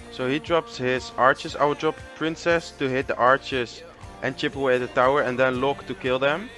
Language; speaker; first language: English; non-native, fluent; Dutch